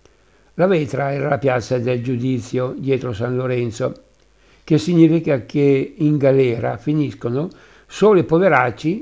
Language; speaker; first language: Italian; native; Italian